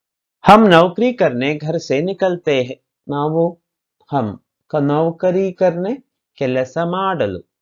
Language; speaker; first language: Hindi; non-native, local second language; Kannada